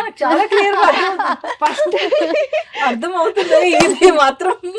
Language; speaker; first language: Telugu; native; Telugu